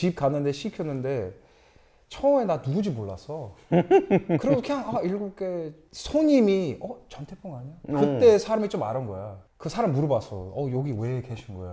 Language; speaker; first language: Korean; early bilingual, other home language; English